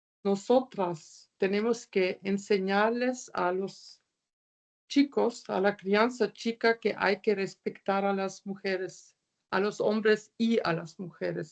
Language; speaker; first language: Spanish; non-native, fluent; German